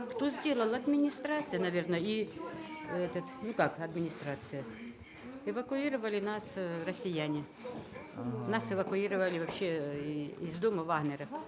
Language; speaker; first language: Russian; native; Russian